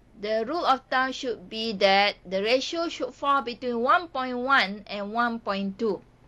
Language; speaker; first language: English; non-native, local second language; Malay